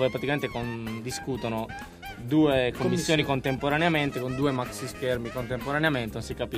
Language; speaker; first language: Italian; native; Italian